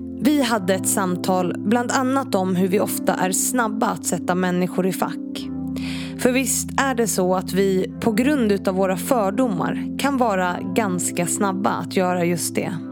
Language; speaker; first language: Swedish; native; Swedish